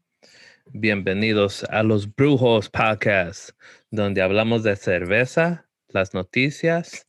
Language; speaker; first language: Spanish; early bilingual, heritage; Spanish